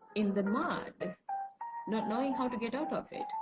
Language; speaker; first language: English; non-native, local second language; Sinhala